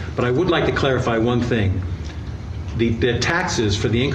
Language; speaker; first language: English; native; English